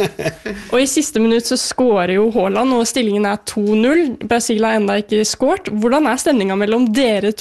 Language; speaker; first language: Norwegian; native; Norwegian